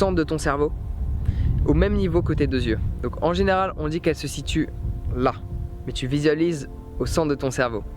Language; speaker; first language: French; native; French